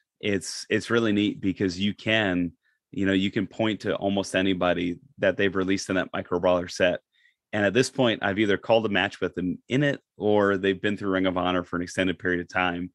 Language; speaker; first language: English; native; English